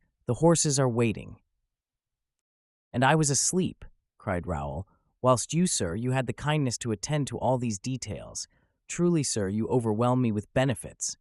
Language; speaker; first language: English; native; English